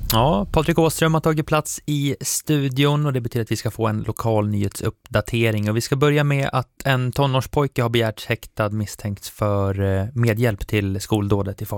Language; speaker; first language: Swedish; native; Swedish